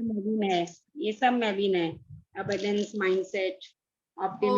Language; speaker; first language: Hindi; native; Hindi